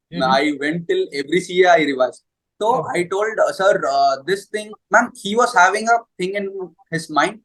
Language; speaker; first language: English; non-native, local second language; Hindi